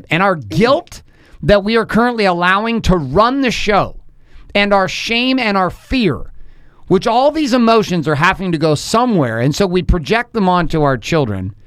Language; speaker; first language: English; native; English